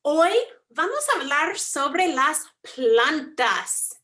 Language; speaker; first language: Spanish; non-native, fluent; English